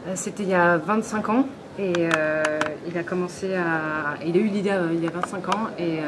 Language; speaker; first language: French; native; French